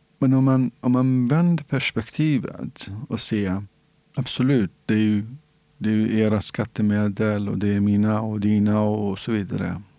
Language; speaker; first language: Swedish; non-native, fluent; Central Kurdish